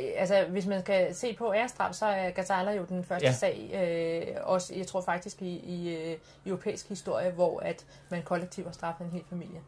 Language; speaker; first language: Danish; early bilingual, other home language; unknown